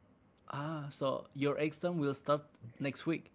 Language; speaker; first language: English; non-native, learner; Indonesian